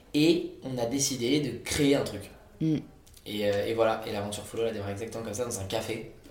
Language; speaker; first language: French; native; French